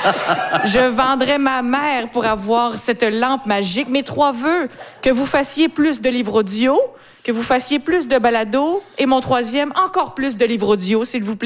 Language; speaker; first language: French; native; French